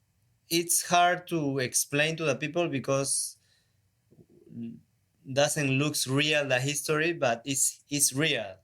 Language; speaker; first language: English; non-native, learner; Spanish